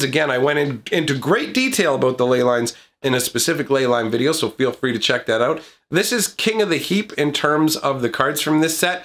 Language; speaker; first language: English; native; English